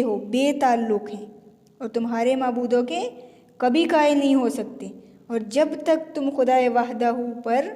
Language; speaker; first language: Urdu; native; Urdu